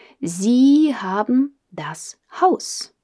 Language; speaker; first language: German; non-native, fluent; Russian